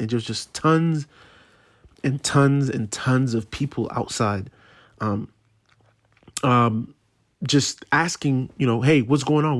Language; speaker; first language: English; native; English